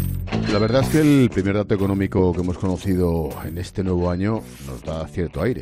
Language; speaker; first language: Spanish; native; Spanish